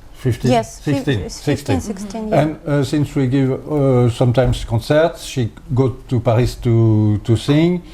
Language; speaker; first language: English; non-native, learner; French